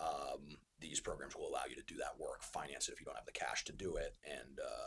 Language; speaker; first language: English; native; English